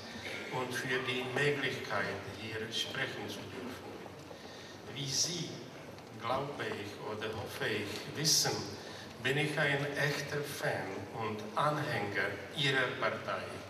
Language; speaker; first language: German; non-native, fluent; Czech